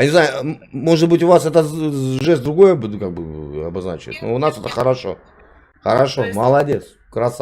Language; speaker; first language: Russian; native; Russian